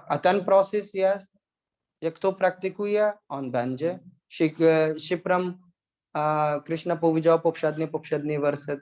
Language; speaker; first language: Polish; non-native, learner; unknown